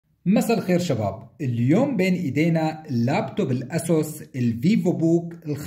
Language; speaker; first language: Arabic; native; Arabic